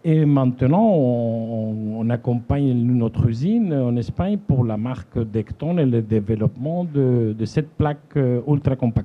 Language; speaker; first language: French; non-native, fluent; Spanish